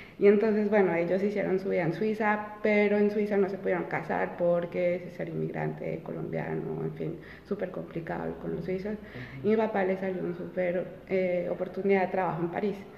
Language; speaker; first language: Spanish; early bilingual, heritage; Spanish